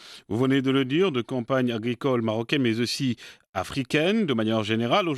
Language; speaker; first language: French; non-native, local second language; Arabic